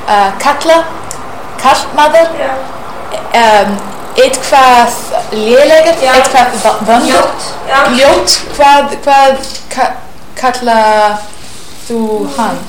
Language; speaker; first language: Icelandic; non-native, learner; English